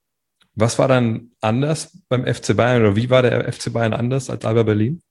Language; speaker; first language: German; native; German